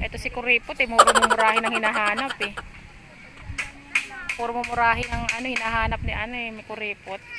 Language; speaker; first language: Filipino; native; Filipino